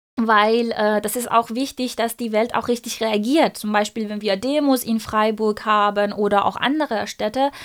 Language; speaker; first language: German; non-native, fluent; Persian